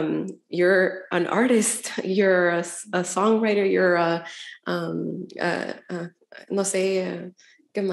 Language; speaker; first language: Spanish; early bilingual, heritage; Spanish